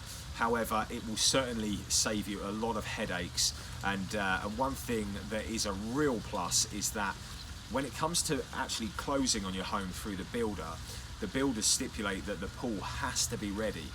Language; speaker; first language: English; native; English